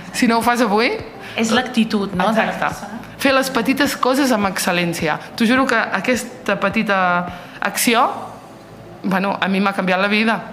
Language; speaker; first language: Catalan; early bilingual, other home language; Riffian